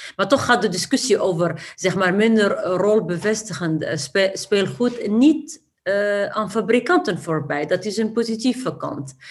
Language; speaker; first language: Dutch; non-native, fluent; Arabic